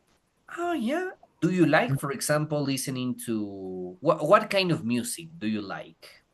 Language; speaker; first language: English; non-native, fluent; Spanish